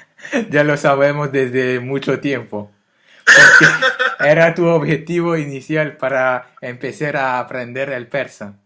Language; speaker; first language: Spanish; non-native, fluent; French